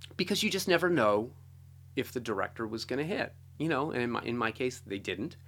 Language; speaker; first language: English; native; English